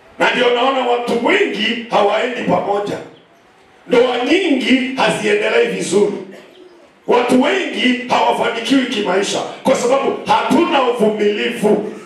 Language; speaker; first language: Swahili; non-native, local second language; Kamba